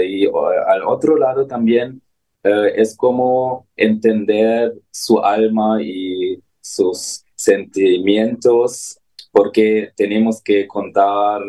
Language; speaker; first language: Spanish; non-native, learner; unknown